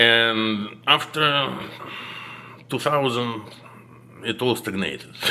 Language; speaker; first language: English; non-native, fluent; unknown